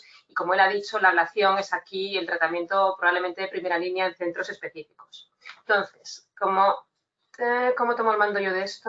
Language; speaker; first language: Spanish; native; Spanish